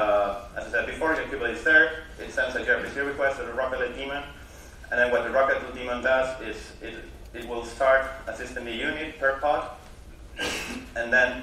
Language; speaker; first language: English; non-native, fluent; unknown